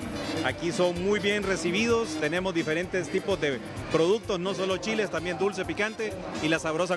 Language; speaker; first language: Spanish; native; Spanish